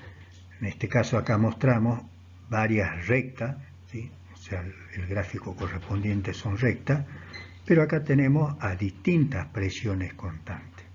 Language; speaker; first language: Spanish; native; Spanish